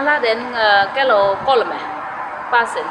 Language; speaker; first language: Finnish; non-native, learner; Khmer